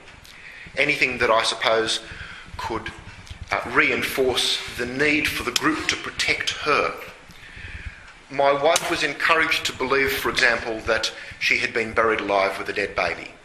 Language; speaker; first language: English; native; English